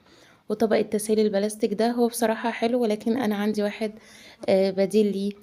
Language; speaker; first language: Arabic; native; Arabic